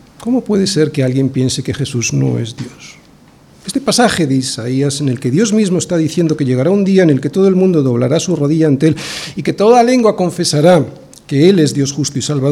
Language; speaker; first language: Spanish; native; Spanish